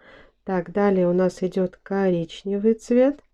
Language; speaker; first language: Russian; native; Russian